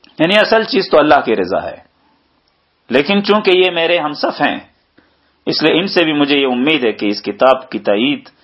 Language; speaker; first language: Urdu; native; Urdu